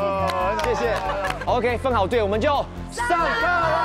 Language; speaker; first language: Chinese; native; Chinese